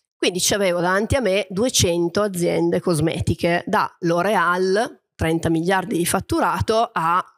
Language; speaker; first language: Italian; native; Italian